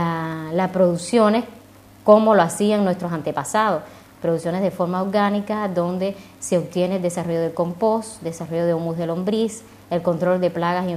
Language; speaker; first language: Spanish; native; Spanish